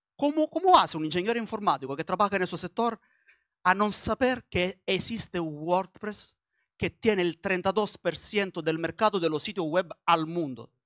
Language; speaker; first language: Spanish; non-native, learner; Italian